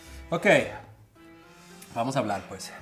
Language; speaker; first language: Spanish; native; Spanish